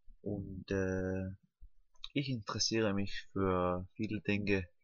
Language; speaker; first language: German; non-native, learner; Danish